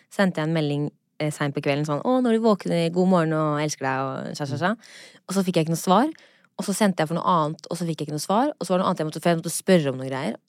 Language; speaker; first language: Norwegian; native; Norwegian